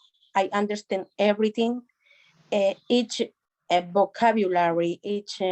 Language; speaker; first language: English; non-native, learner; Spanish